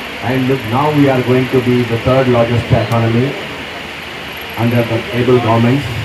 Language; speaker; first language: English; non-native, local second language; Telugu